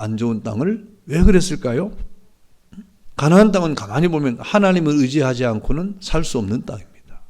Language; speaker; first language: Korean; native; Korean